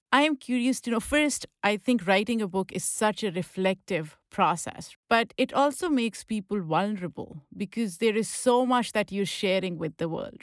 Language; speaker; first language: English; non-native, local second language; Pashto